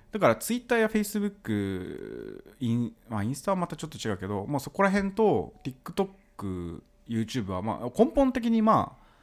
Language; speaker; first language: Japanese; native; Japanese